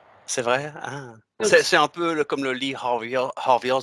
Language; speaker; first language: French; native; French